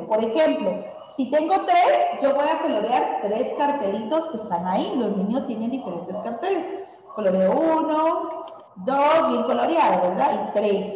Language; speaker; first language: Spanish; native; Spanish